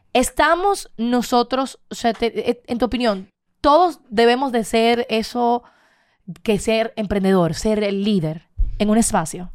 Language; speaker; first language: Spanish; native; Spanish